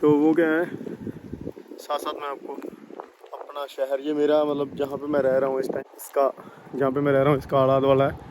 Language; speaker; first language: Hindi; non-native, local second language; Punjabi